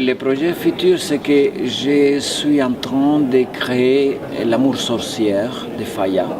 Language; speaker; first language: French; non-native, fluent; Spanish